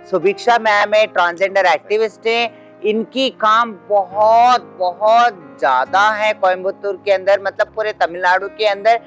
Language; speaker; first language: Hindi; native; Hindi